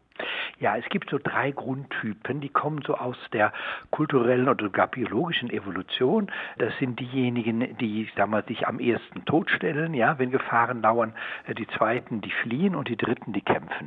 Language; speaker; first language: German; native; German